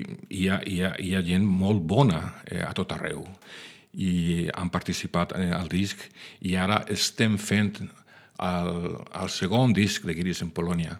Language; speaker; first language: Catalan; non-native, local second language; Spanish